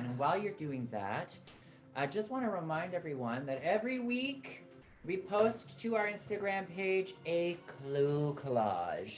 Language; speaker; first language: English; native; English